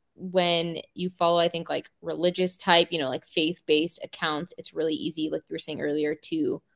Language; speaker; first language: English; native; English